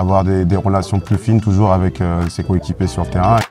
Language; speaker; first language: French; native; French